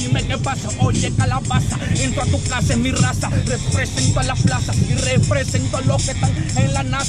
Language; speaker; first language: Spanish; native; Spanish